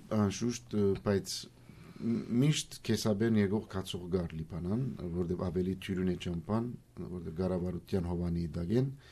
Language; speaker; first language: Armenian; early bilingual, heritage; Armenian